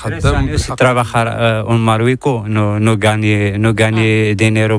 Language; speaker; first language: Spanish; non-native, learner; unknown